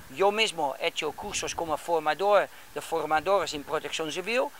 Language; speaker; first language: Spanish; non-native, learner; Dutch